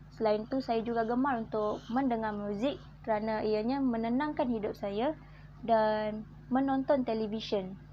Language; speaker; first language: Malay; native; Malay